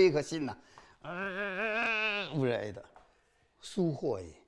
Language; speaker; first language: Russian; non-native, learner; Chinese